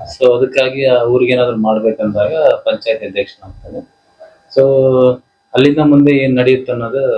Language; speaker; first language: Kannada; native; Kannada